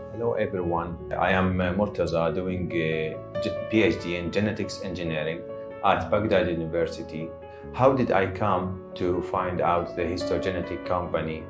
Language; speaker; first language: English; non-native, fluent; Arabic